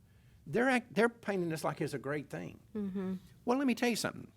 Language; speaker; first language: English; native; English